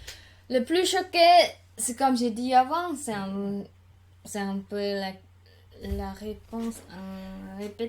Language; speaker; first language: French; non-native, learner; Khmer